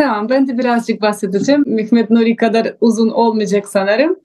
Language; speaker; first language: Turkish; non-native, learner; Russian